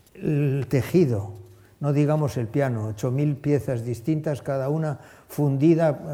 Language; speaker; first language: Spanish; native; Spanish